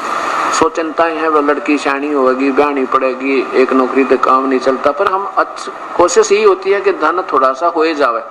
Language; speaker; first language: Hindi; non-native, local second language; Haryanvi